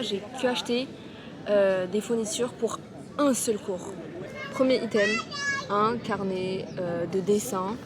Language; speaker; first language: French; native; French